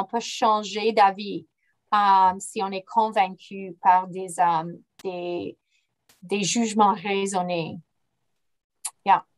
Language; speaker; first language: French; non-native, fluent; English